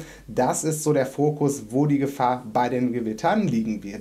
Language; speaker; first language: German; native; German